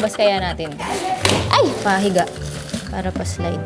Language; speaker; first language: Filipino; native; Filipino